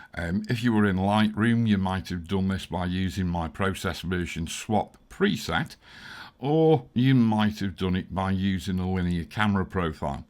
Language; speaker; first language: English; native; English